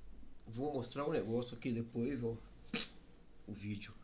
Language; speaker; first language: Portuguese; native; Portuguese